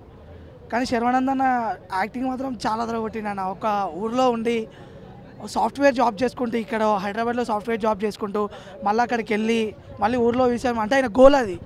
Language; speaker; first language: Telugu; native; Telugu